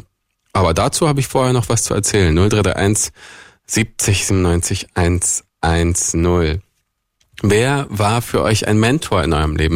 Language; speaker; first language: German; native; German